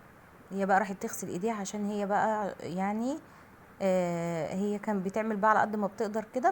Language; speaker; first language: Arabic; native; Arabic